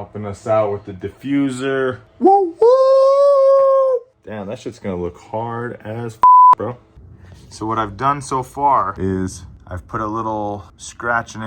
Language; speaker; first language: English; native; English